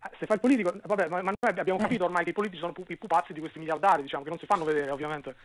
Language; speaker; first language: Italian; non-native, fluent; Albanian